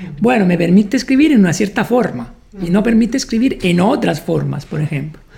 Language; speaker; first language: Spanish; non-native, fluent; Italian